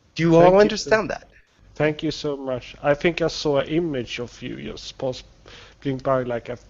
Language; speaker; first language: English; non-native, learner; Swedish